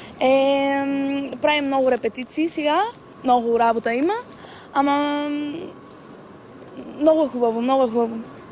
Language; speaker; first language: Bulgarian; early bilingual, heritage; Greek